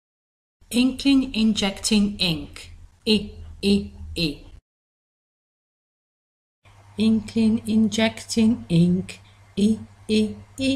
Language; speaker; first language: English; native; English